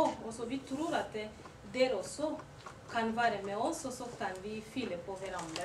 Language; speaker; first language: Norwegian; non-native, learner; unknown